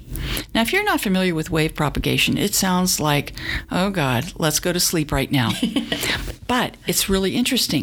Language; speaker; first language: English; native; English